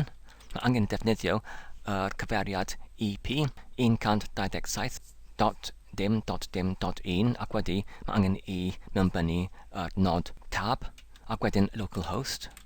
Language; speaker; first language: Welsh; non-native, learner; English